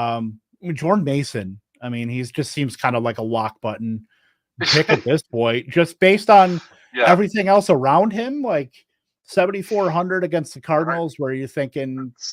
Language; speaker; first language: English; native; English